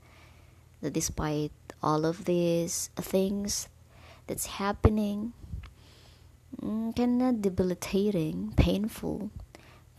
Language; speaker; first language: English; non-native, local second language; Cebuano